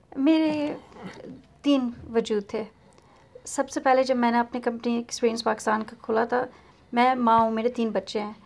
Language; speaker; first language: Urdu; native; Urdu